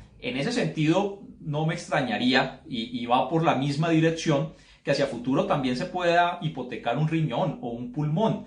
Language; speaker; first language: Spanish; native; Spanish